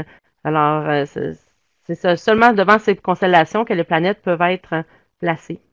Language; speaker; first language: French; native; French